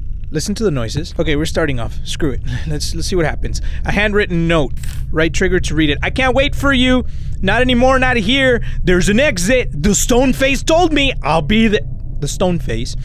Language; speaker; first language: English; early bilingual, other home language; Spanish